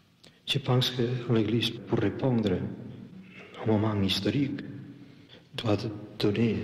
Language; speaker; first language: French; non-native, fluent; Catalan